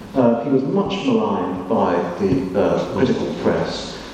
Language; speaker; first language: English; native; English